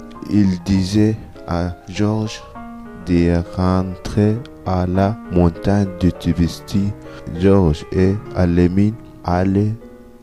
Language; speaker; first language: French; non-native, learner; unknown